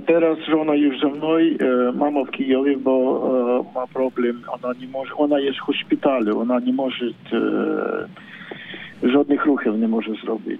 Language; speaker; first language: Polish; non-native, learner; Ukrainian